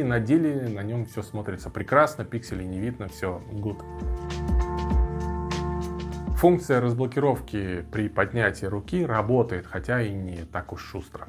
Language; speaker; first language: Russian; native; Russian